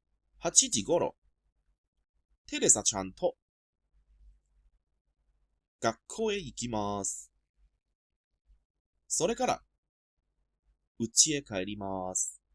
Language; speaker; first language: Japanese; non-native, fluent; Cantonese